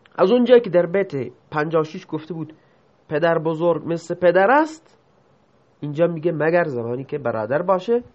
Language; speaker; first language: Persian; non-native, local second language; Baluchi